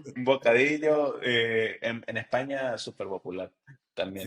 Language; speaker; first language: Spanish; native; Spanish